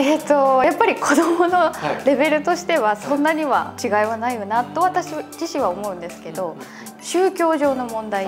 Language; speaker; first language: Japanese; native; Japanese